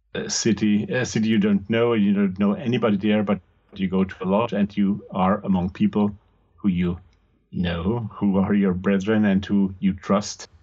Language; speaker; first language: English; non-native, fluent; German